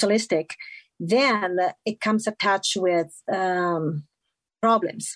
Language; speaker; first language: English; non-native, fluent; Italian